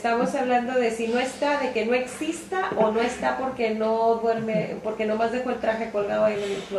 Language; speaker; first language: Spanish; native; Spanish